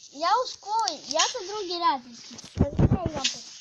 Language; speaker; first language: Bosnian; early bilingual, heritage; Bosnian